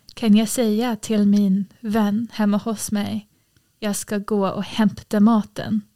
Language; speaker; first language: Swedish; non-native, fluent; English